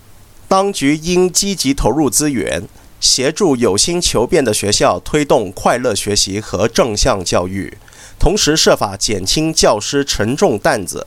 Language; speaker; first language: Chinese; non-native, local second language; Cantonese